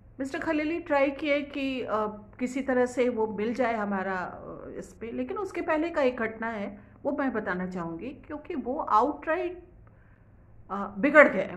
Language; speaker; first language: Hindi; native; Hindi